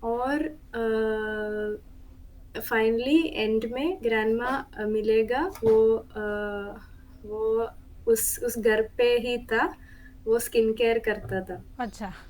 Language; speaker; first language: Hindi; non-native, local second language; Malayalam